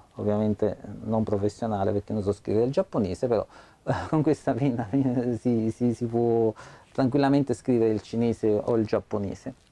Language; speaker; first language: Italian; native; Italian